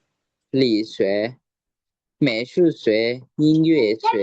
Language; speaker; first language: Chinese; non-native, learner; Lao